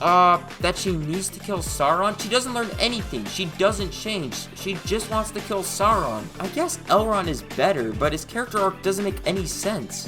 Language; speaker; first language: English; native; English